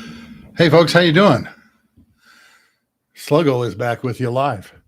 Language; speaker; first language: English; native; English